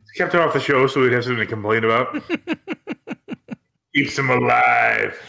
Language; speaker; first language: English; early bilingual, other home language; Lithuanian